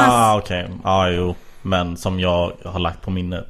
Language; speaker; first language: Swedish; native; Swedish